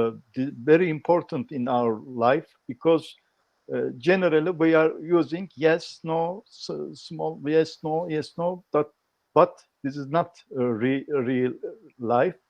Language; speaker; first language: English; non-native, learner; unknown